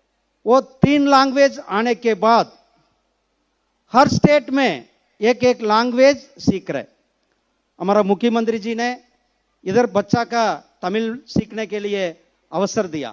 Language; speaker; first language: Hindi; non-native, local second language; Tamil